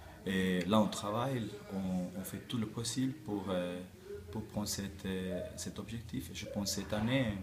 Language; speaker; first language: French; non-native, local second language; German